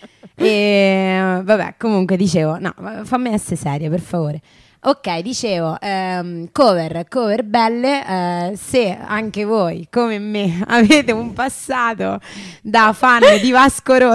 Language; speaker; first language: Italian; native; Italian